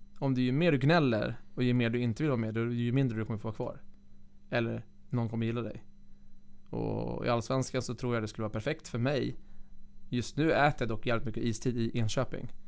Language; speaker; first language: Swedish; native; Swedish